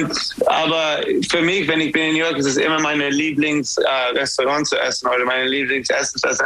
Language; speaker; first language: German; non-native, learner; English